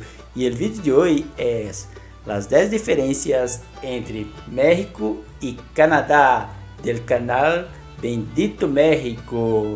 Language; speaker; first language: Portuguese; non-native, learner; Spanish